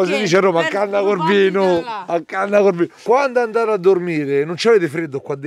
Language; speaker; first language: Italian; native; Italian